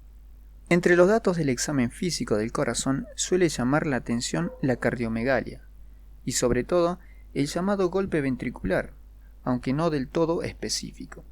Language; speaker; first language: Spanish; native; Spanish